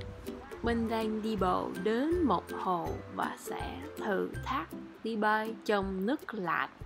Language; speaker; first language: Vietnamese; non-native, learner; English